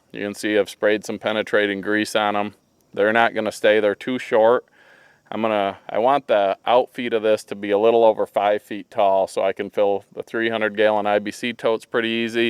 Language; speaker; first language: English; native; English